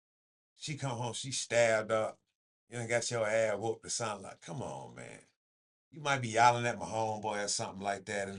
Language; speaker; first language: English; native; English